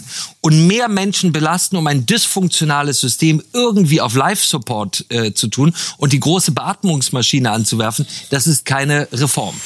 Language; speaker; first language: German; native; German